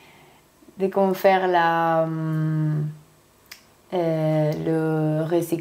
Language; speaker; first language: French; non-native, learner; Spanish